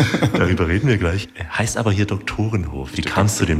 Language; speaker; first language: German; native; German